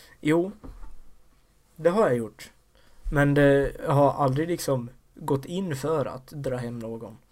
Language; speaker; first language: Swedish; native; Swedish